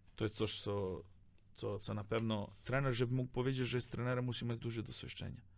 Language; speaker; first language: Polish; non-native, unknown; Serbian